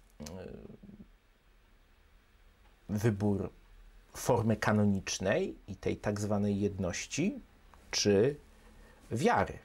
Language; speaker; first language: Polish; native; Polish